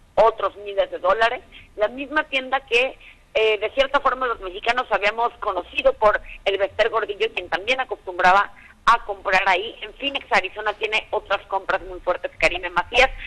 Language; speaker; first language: Spanish; native; Spanish